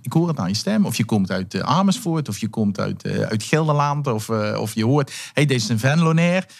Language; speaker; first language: Dutch; native; Dutch